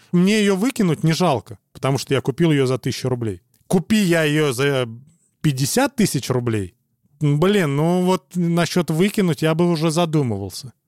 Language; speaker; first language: Russian; native; Russian